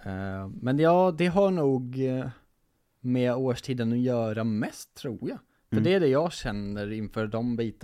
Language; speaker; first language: Swedish; native; Swedish